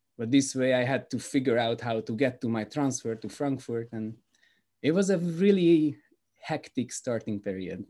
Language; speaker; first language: English; non-native, fluent; Hungarian